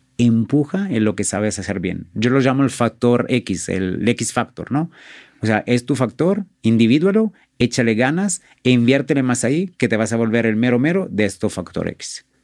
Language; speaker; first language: Spanish; non-native, fluent; Italian